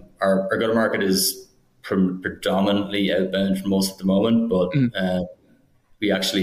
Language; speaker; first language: English; native; English